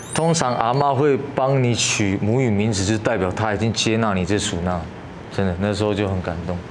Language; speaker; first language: Chinese; native; Chinese